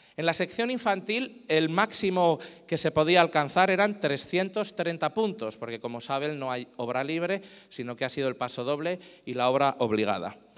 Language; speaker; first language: Spanish; native; Spanish